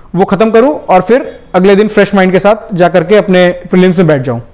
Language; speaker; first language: Hindi; native; Hindi